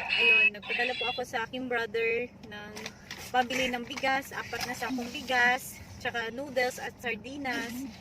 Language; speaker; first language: Filipino; non-native, local second language; Cebuano